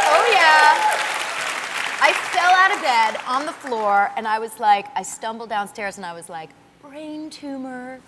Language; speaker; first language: English; native; English